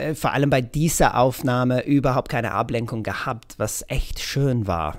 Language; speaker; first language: German; non-native, fluent; English